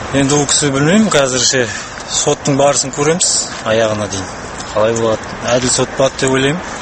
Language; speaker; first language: Kazakh; early bilingual, heritage; Kazakh